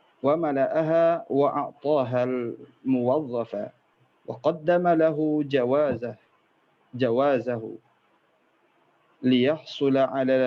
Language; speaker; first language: Arabic; non-native, learner; Indonesian